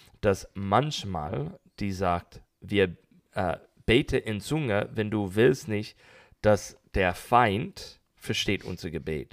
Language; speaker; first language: German; non-native, learner; English